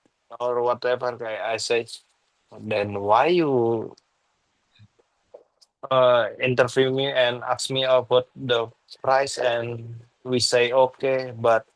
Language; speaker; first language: English; non-native, learner; Indonesian